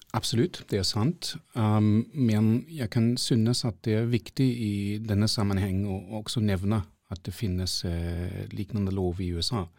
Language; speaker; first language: Norwegian; non-native, fluent; German